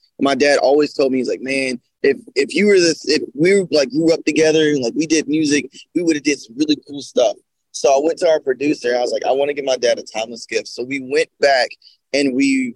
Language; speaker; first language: English; native; English